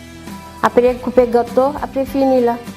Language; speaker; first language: French; non-native, learner; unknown